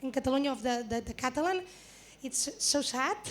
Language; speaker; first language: English; non-native, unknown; Catalan